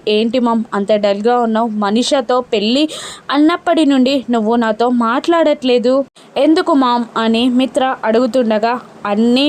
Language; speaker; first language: Telugu; native; Telugu